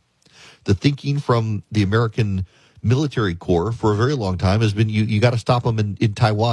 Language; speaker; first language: English; native; English